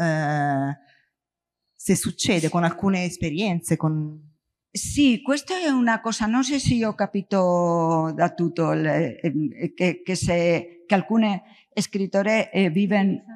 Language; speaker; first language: Italian; non-native, learner; Spanish